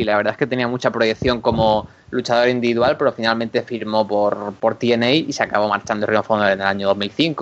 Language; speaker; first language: Spanish; native; Spanish